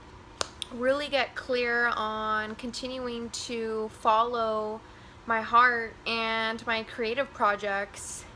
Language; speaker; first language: English; native; English